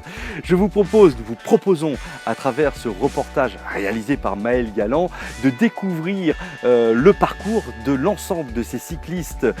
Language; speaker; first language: French; native; French